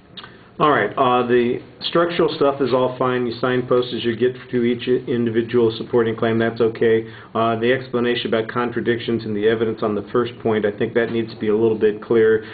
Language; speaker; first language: English; native; English